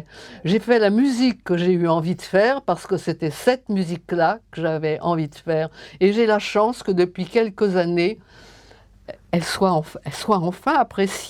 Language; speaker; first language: French; native; French